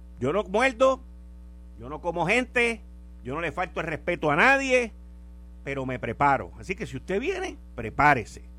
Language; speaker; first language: Spanish; native; Spanish